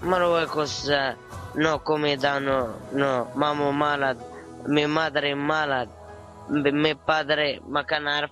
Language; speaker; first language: Spanish; non-native, learner; Arabic